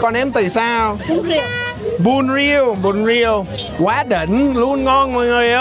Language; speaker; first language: Vietnamese; non-native, fluent; English